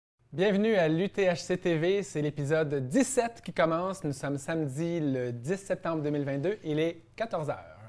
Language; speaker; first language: French; native; French